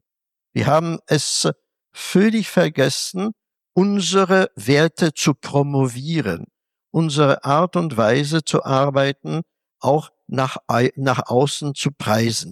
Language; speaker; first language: German; non-native, fluent; Polish